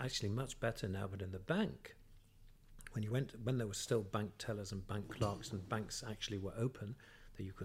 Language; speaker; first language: English; native; English